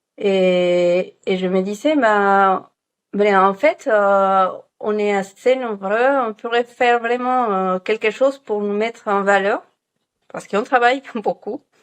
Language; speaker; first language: French; non-native, fluent; Spanish